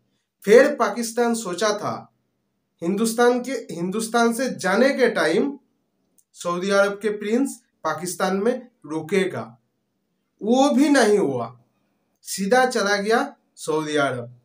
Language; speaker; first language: Hindi; non-native, local second language; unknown